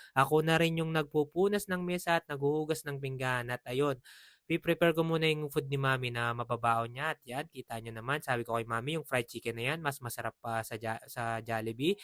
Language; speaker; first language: Filipino; non-native, local second language; Pampanga